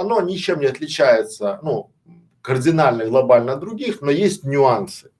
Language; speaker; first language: Russian; native; Russian